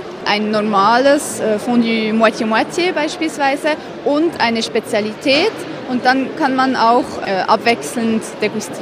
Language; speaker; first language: German; native; German